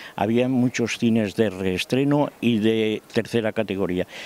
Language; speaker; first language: Spanish; native; Spanish